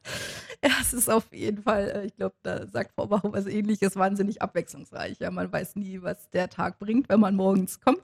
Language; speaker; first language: German; native; German